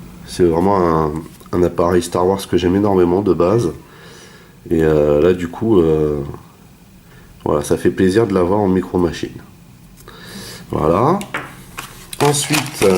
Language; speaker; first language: French; native; French